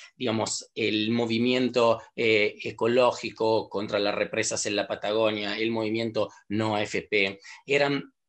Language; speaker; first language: Spanish; non-native, fluent; Italian